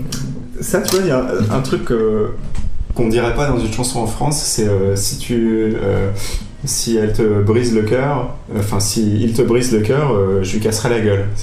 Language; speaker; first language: French; native; French